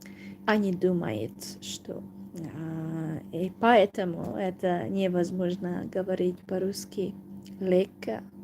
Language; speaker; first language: Russian; non-native, learner; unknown